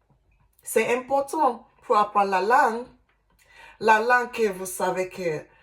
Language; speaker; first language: French; non-native, learner; Igbo